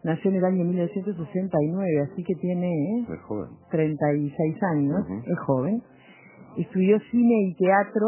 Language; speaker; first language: Spanish; native; Spanish